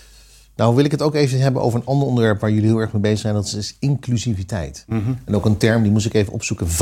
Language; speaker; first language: Dutch; native; Dutch